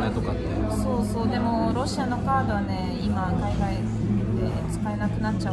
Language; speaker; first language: Japanese; non-native, fluent; Russian